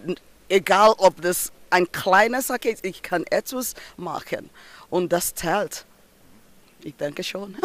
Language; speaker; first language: German; non-native, local second language; French